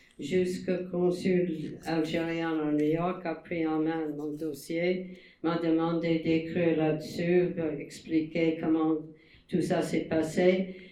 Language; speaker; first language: French; non-native, fluent; English